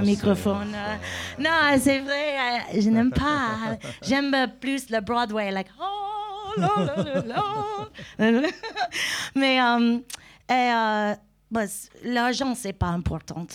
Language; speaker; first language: French; non-native, learner; English